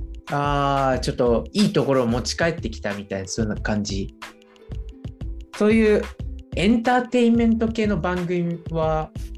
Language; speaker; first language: Japanese; native; Japanese